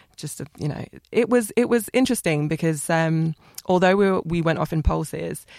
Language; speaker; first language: English; native; English